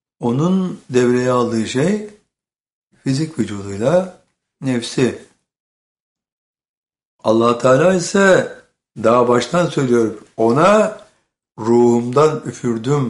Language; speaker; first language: Turkish; native; Turkish